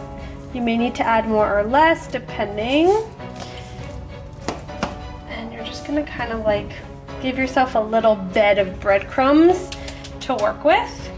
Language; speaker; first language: English; native; English